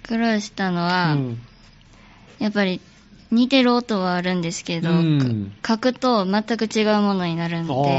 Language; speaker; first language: Japanese; native; Japanese